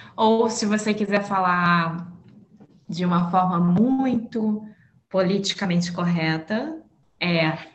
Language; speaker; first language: Portuguese; native; Portuguese